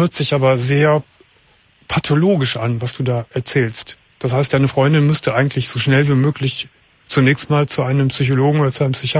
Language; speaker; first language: German; native; German